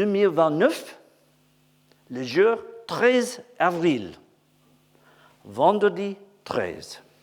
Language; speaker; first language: French; non-native, learner; English